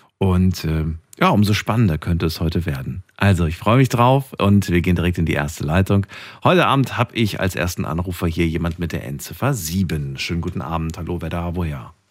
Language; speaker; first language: German; native; German